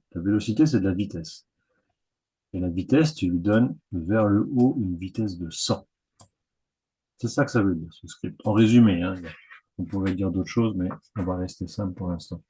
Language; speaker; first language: French; native; French